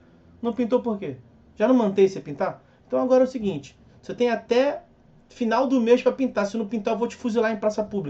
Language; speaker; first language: Portuguese; native; Portuguese